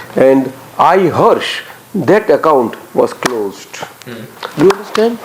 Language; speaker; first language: English; non-native, local second language; Gujarati